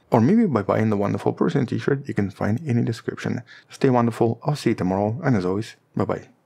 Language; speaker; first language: English; non-native, fluent; Russian